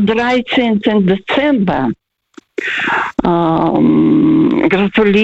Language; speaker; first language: German; early bilingual, heritage; German